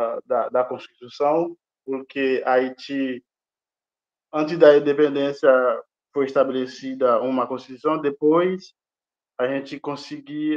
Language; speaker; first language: Portuguese; non-native, fluent; Haitian Creole